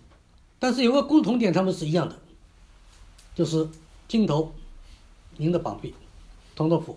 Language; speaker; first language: Chinese; native; Chinese